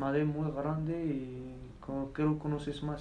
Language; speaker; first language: Spanish; non-native, learner; Berber languages